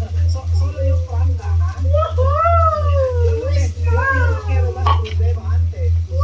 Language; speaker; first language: Spanish; non-native, learner; Filipino